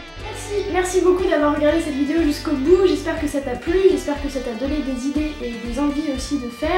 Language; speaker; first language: French; native; French